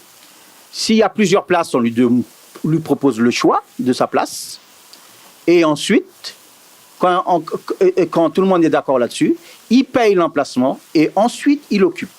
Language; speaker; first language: French; native; French